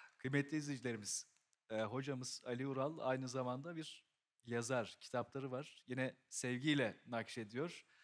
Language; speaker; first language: Turkish; native; Turkish